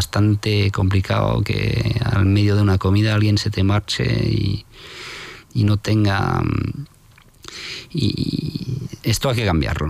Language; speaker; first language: Spanish; non-native, fluent; French